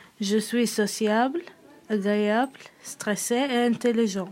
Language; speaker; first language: French; non-native, learner; Arabic